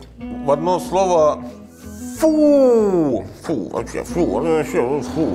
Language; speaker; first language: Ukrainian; non-native, learner; Italian